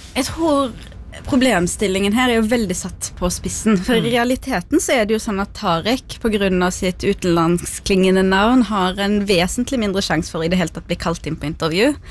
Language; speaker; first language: Norwegian; early bilingual, other home language; Arabic